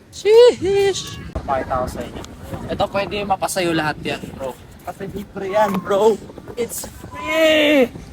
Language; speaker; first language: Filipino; non-native, local second language; Hiligaynon